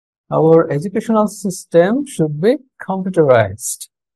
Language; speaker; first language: English; non-native, local second language; Bangla